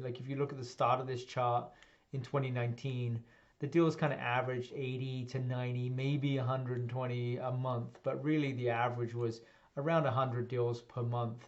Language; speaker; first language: English; native; English